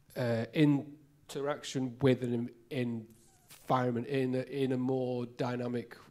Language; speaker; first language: English; native; English